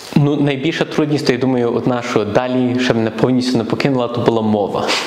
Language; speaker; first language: Ukrainian; early bilingual, heritage; Ukrainian